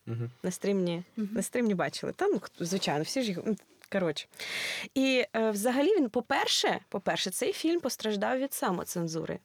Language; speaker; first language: Ukrainian; non-native, local second language; Russian